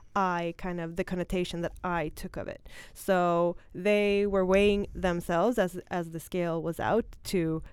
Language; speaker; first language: English; non-native, fluent; Swedish